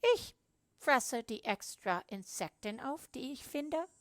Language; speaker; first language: German; non-native, learner; English